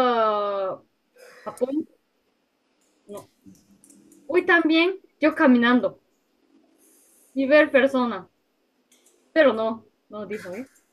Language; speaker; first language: Spanish; non-native, learner; Japanese